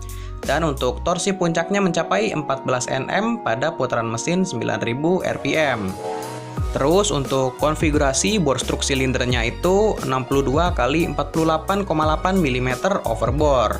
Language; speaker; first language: Indonesian; native; Indonesian